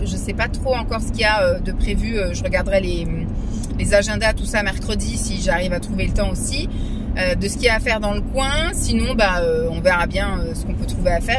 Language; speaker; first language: French; native; French